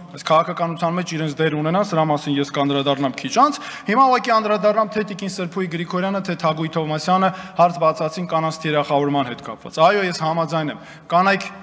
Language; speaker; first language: Armenian; native; Armenian